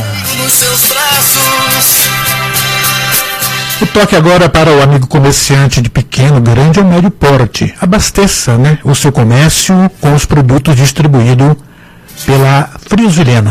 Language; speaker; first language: Portuguese; native; Portuguese